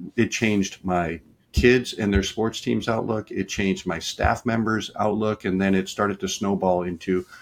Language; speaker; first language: English; native; English